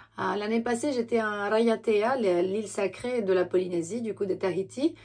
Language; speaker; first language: French; non-native, fluent; Romanian